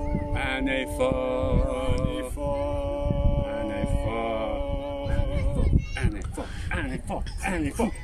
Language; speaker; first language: French; non-native, learner; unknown